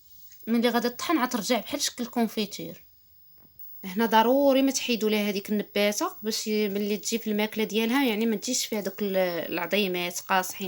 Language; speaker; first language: Arabic; native; Arabic